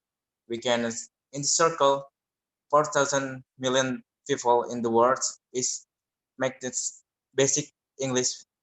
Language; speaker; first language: English; non-native, learner; Indonesian